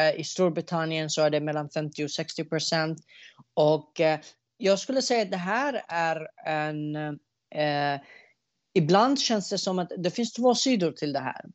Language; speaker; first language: Swedish; early bilingual, other home language; Arabic